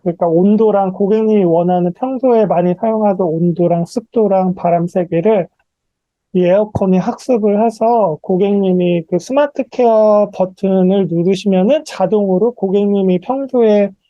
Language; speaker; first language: Korean; native; Korean